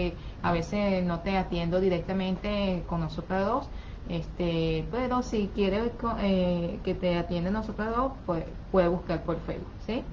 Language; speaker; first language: Spanish; non-native, fluent; Chinese